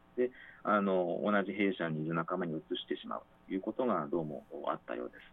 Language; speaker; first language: Japanese; native; Japanese